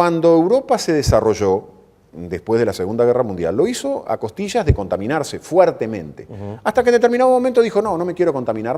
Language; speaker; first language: Spanish; native; Spanish